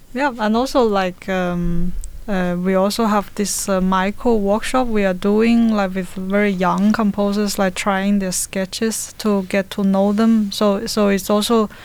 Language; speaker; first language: English; non-native, learner; Chinese